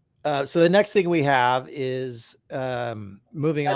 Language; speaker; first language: English; native; English